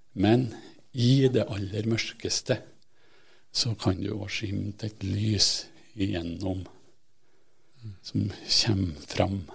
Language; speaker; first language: Norwegian; native; Norwegian